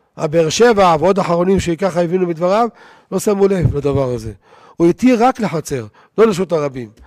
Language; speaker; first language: Hebrew; native; Hebrew